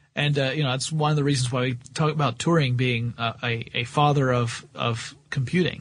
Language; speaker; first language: English; native; English